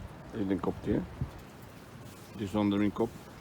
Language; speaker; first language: Swedish; non-native, fluent; Spanish